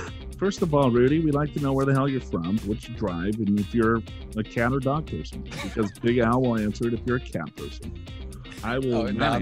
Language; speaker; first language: English; native; English